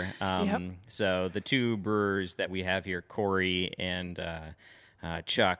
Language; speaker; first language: English; native; English